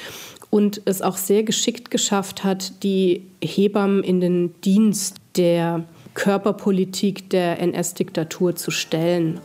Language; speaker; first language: German; native; German